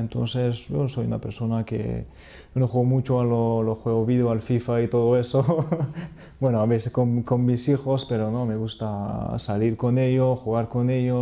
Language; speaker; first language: Spanish; non-native, fluent; French